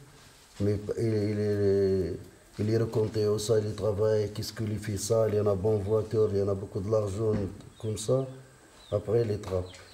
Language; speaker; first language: French; non-native, learner; Riffian